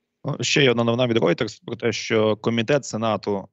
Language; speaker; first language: Ukrainian; native; Ukrainian